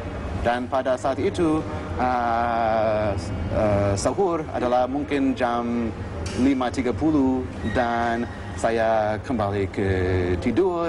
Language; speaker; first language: Indonesian; non-native, fluent; English